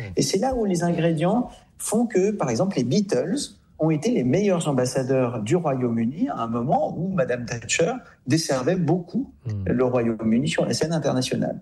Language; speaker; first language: French; native; French